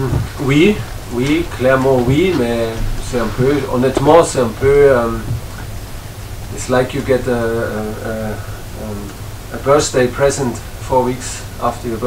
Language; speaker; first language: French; non-native, fluent; German